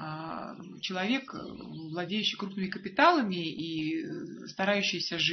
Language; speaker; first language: Russian; native; Russian